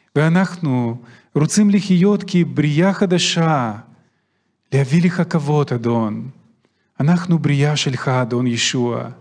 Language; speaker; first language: Hebrew; non-native, fluent; Russian